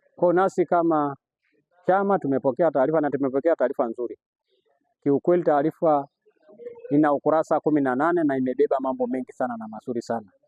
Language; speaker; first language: Swahili; native; Swahili